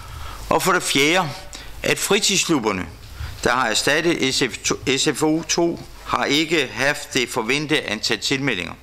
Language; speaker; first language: Danish; native; Danish